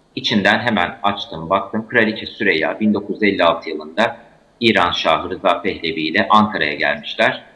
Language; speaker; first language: Turkish; native; Turkish